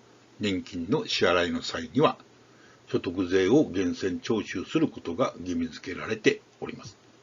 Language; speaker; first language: Japanese; native; Japanese